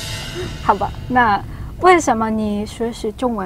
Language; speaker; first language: Chinese; non-native, learner; Japanese